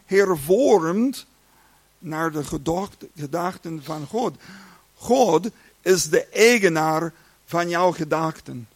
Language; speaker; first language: Dutch; non-native, learner; English